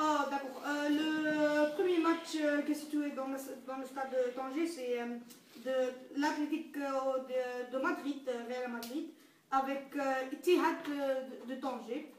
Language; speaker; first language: French; non-native, learner; Arabic